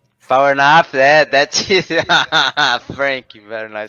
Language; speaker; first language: English; non-native, learner; Portuguese